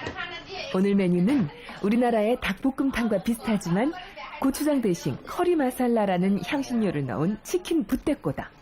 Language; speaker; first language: Korean; native; Korean